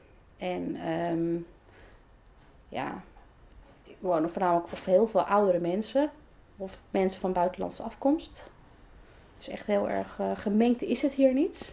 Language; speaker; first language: Dutch; native; Dutch